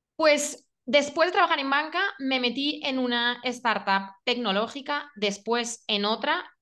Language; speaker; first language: Spanish; native; Spanish